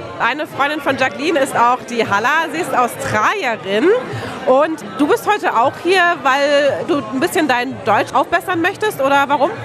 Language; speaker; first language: German; native; German